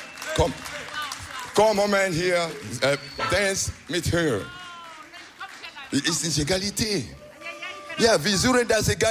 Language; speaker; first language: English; non-native, learner; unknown